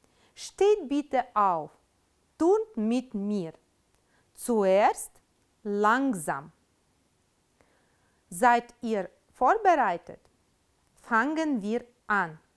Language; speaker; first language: German; non-native, fluent; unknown